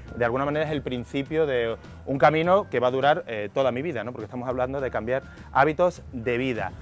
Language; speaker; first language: Spanish; native; Spanish